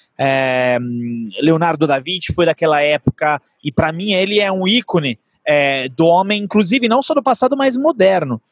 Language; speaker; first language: Portuguese; non-native, fluent; Italian